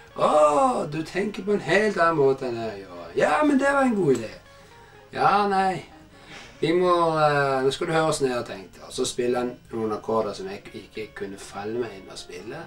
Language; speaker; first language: Norwegian; native; Norwegian